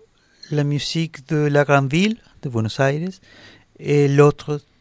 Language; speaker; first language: French; non-native, learner; Spanish